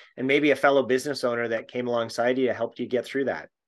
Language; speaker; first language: English; native; English